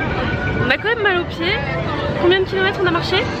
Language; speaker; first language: French; native; French